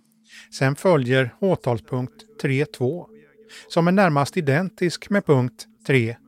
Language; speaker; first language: Swedish; native; Swedish